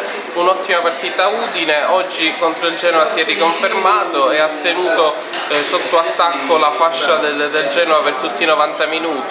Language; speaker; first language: Italian; native; Italian